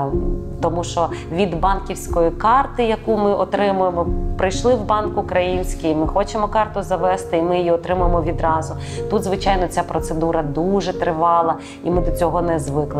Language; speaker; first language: Ukrainian; native; Ukrainian